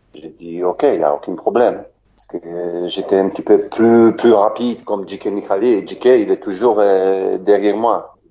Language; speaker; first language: French; non-native, fluent; Polish